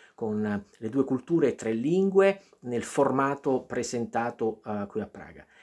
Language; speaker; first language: Italian; native; Italian